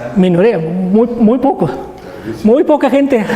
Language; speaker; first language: Spanish; non-native, learner; Arabic